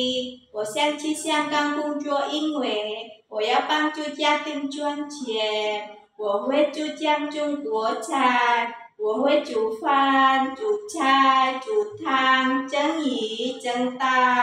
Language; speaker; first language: Chinese; non-native, learner; Indonesian